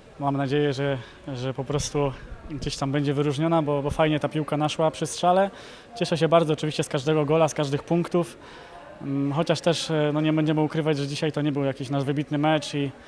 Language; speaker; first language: Polish; native; Polish